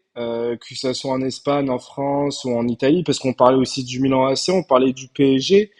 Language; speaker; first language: French; early bilingual, heritage; Turkish